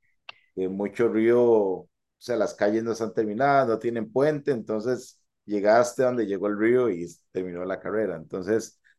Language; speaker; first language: Spanish; native; Spanish